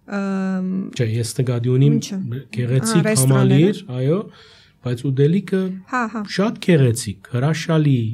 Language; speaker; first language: Armenian; early bilingual, heritage; Armenian